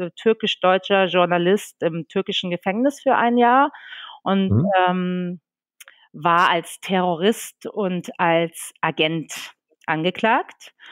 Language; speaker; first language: German; native; German